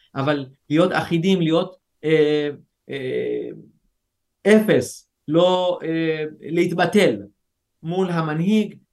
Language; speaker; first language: Hebrew; early bilingual, other home language; Persian